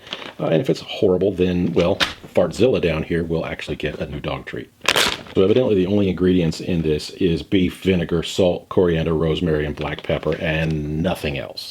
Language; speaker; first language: English; native; English